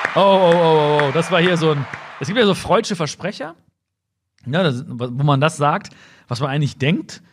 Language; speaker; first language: German; native; German